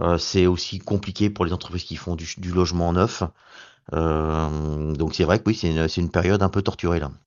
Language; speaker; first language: French; native; French